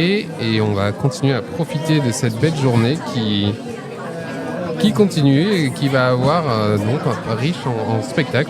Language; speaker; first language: French; native; French